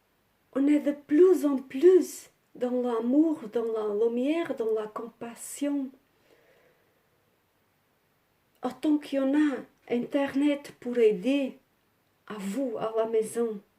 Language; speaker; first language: French; non-native, learner; Portuguese